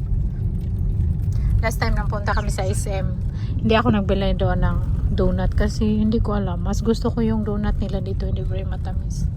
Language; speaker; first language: Filipino; non-native, local second language; Cebuano